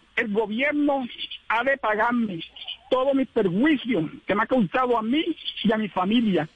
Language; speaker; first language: Spanish; native; Spanish